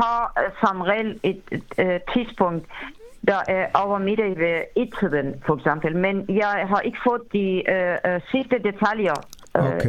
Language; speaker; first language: Danish; non-native, fluent; Persian